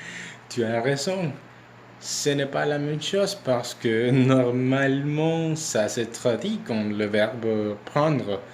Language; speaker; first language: French; non-native, learner; Spanish